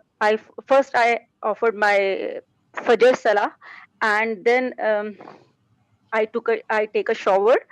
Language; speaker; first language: English; non-native, learner; Urdu